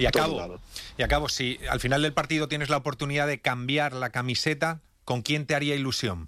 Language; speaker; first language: Spanish; native; Spanish